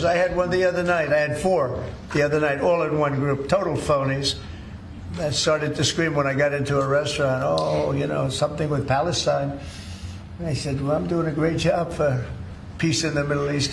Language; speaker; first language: English; native; English